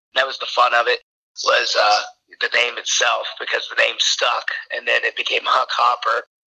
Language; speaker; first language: English; native; English